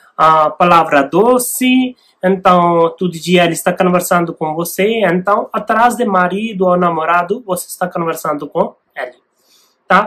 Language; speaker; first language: Portuguese; non-native, learner; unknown